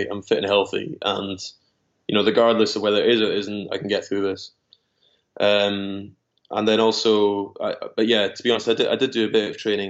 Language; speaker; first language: English; native; English